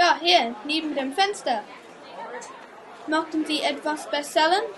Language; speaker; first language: German; non-native, learner; English